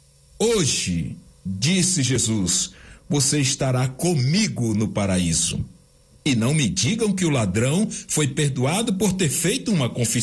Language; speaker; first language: Portuguese; native; Portuguese